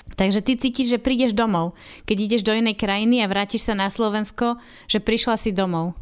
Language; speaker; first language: Slovak; native; Slovak